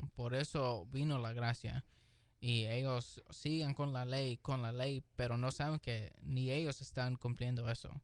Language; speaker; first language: Spanish; early bilingual, heritage; Spanish